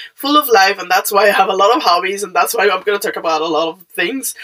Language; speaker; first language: English; non-native, fluent; Spanish